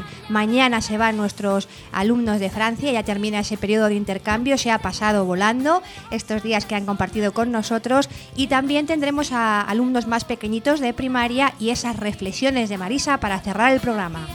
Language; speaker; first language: Spanish; native; Spanish